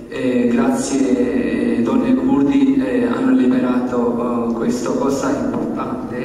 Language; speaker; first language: Italian; non-native, learner; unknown